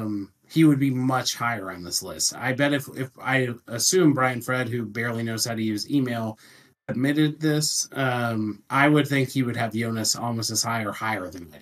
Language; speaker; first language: English; native; English